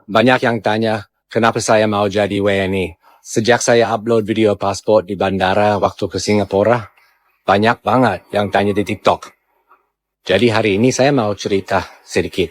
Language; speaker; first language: Indonesian; non-native, fluent; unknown